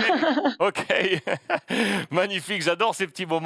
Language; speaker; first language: French; native; French